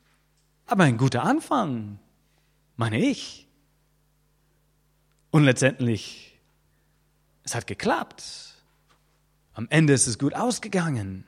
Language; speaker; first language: German; non-native, fluent; English